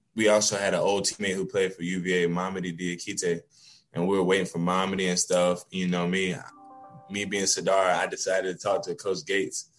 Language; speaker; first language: English; native; English